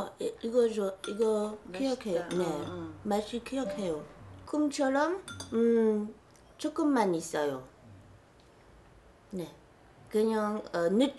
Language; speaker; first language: Korean; non-native, learner; French